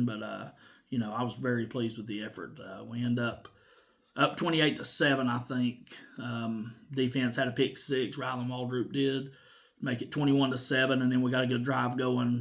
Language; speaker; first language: English; native; English